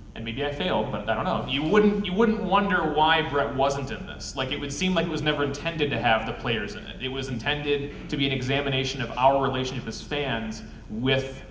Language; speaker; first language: English; native; English